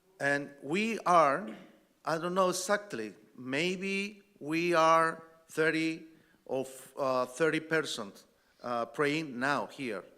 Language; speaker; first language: English; non-native, learner; Spanish